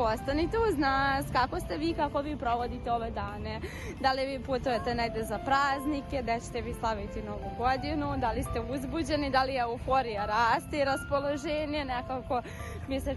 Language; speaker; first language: Bosnian; native; Bosnian